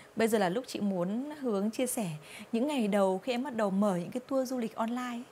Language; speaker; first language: Vietnamese; native; Vietnamese